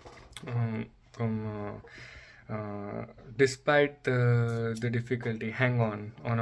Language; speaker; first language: French; non-native, learner; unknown